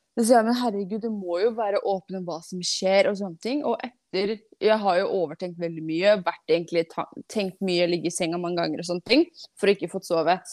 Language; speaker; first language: Norwegian; non-native, fluent; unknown